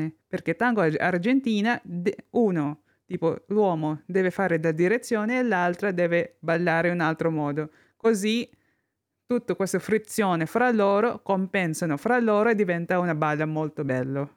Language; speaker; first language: Italian; non-native, learner; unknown